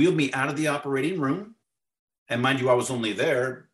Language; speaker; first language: English; native; English